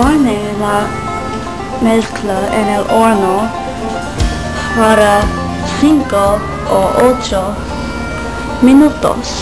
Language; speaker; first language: Spanish; non-native, learner; English